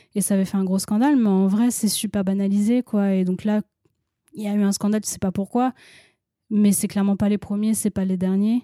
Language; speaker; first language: French; native; French